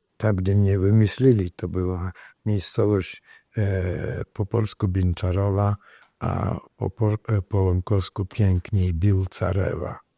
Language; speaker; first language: Polish; non-native, local second language; Rusyn